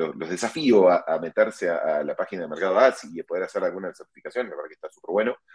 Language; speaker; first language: Spanish; native; Spanish